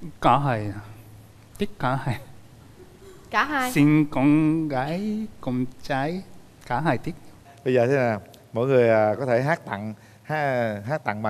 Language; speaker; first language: Vietnamese; non-native, learner; Japanese